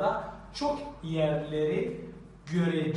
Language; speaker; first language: Turkish; non-native, fluent; Persian